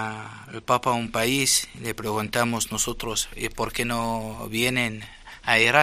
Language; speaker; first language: Spanish; non-native, fluent; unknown